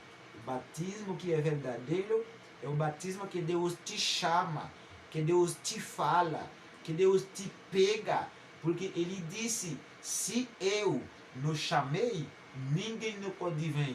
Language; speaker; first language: Portuguese; non-native, learner; Haitian Creole